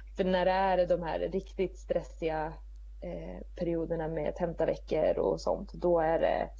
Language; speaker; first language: Swedish; native; Swedish